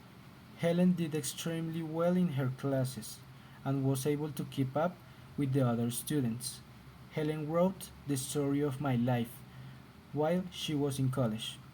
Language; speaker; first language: English; non-native, learner; Spanish